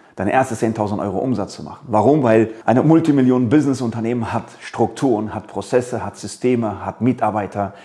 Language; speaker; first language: German; early bilingual, other home language; Persian